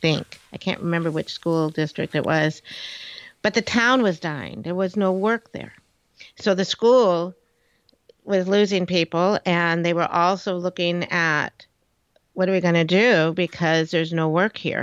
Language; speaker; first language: English; native; English